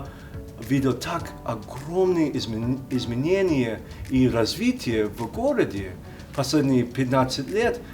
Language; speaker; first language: Russian; non-native, learner; English